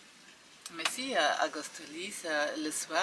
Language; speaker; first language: French; non-native, fluent; German